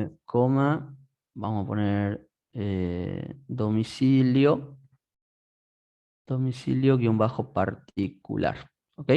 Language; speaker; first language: Spanish; native; Spanish